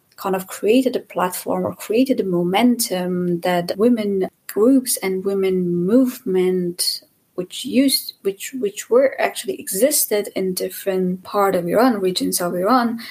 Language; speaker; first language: English; non-native, fluent; Persian